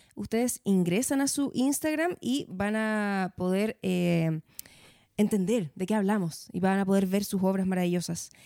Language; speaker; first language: Spanish; native; Spanish